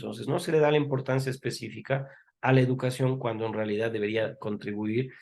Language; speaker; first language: Spanish; native; Spanish